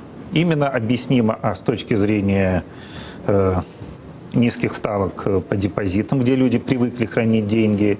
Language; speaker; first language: Russian; native; Russian